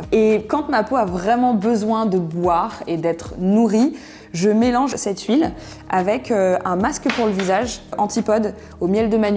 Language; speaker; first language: French; native; French